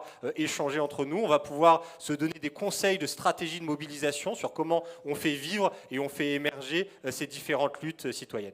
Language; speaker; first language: French; native; French